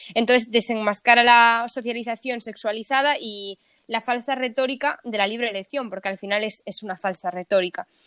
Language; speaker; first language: Spanish; native; Spanish